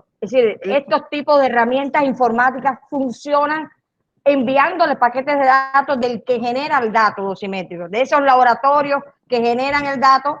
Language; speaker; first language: Spanish; native; Spanish